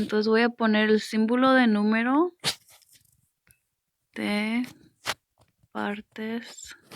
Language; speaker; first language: Spanish; early bilingual, heritage; Spanish